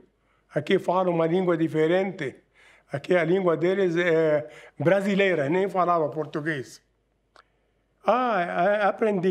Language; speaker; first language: Portuguese; non-native, fluent; Arabic